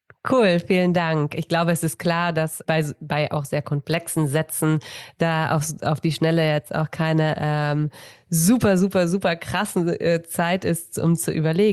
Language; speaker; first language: German; native; German